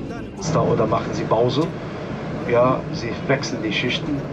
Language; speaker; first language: German; non-native, fluent; Arabic